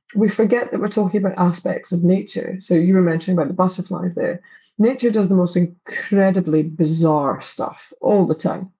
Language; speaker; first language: English; native; English